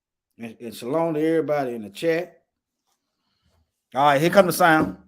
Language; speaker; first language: English; native; English